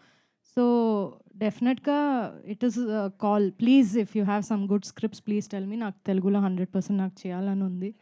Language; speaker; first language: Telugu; non-native, fluent; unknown